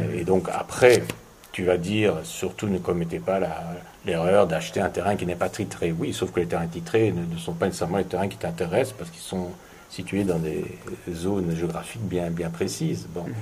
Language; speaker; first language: French; native; French